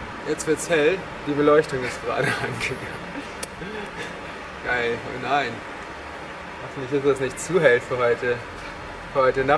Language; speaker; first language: German; native; German